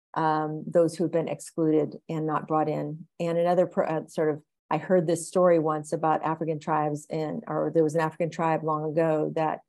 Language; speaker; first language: English; native; English